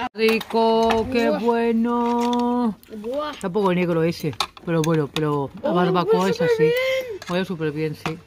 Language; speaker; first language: Spanish; early bilingual, other home language; Arabic